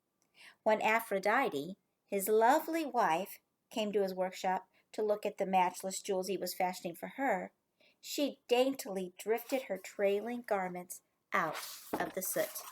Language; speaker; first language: English; native; English